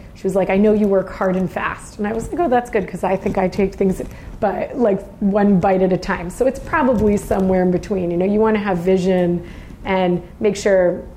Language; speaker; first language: English; native; English